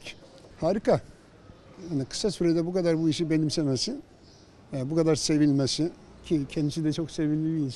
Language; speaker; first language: Turkish; native; Turkish